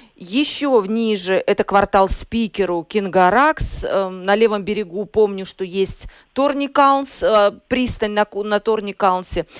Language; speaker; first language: Russian; native; Russian